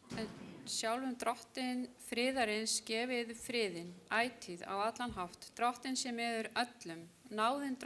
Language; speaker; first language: Icelandic; non-native, fluent; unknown